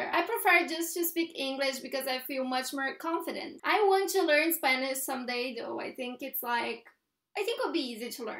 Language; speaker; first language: English; non-native, fluent; Portuguese